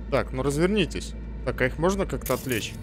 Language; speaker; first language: Russian; native; Russian